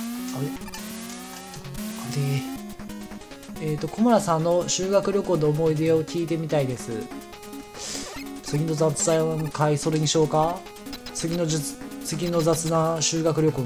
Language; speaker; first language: Japanese; native; Japanese